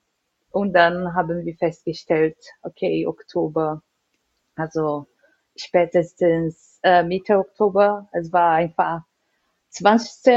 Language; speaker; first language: German; non-native, fluent; Portuguese